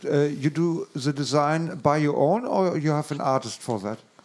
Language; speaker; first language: English; non-native, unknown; German